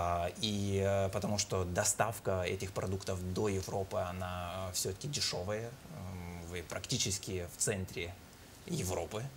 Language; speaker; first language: Russian; non-native, fluent; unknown